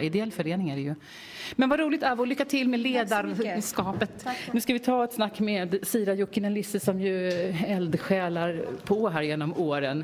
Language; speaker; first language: Swedish; native; Swedish